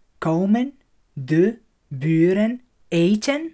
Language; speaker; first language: Dutch; non-native, fluent; Arabic